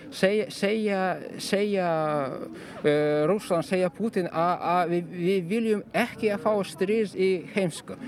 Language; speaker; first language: Icelandic; non-native, learner; Ukrainian